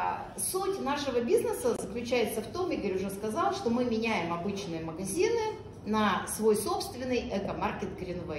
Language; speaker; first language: Russian; native; Russian